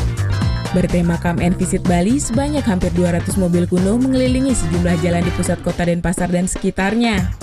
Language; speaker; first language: Indonesian; native; Indonesian